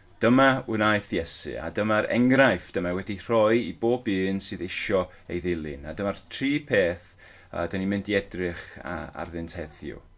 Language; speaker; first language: Welsh; non-native, local second language; English